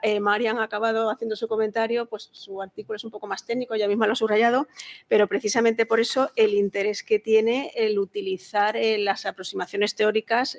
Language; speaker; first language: Spanish; native; Spanish